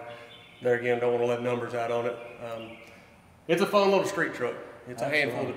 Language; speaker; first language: English; native; English